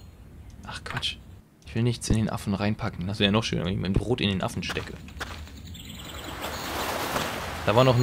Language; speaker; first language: German; native; German